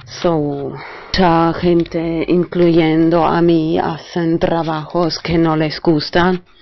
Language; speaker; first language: Spanish; non-native, fluent; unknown